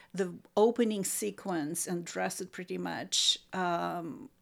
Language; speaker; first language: English; non-native, fluent; Russian